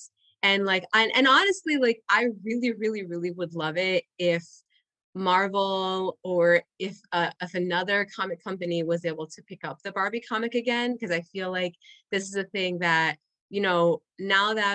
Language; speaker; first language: English; non-native, fluent; Spanish